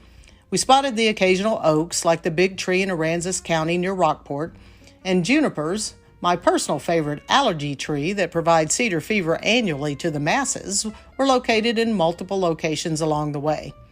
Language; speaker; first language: English; native; English